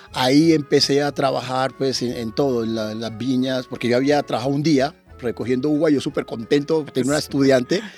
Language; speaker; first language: Spanish; native; Spanish